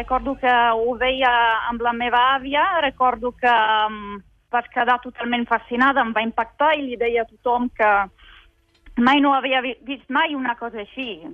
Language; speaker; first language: Catalan; non-native, fluent; Italian